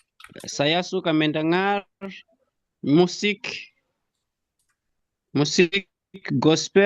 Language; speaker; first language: Indonesian; non-native, learner; Nyanja